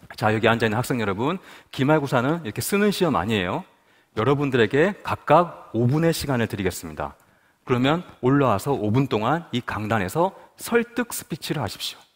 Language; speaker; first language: Korean; native; Korean